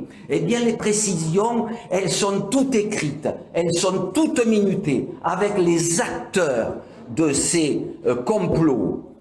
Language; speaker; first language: French; native; French